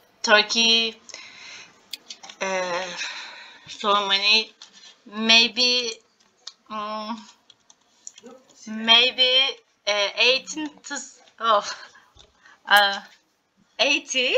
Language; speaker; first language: English; non-native, learner; Turkish